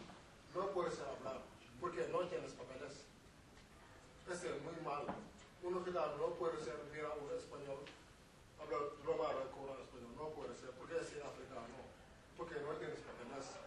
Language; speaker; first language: Spanish; non-native, learner; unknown